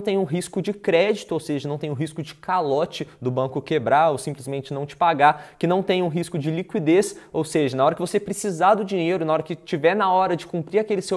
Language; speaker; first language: Portuguese; native; Portuguese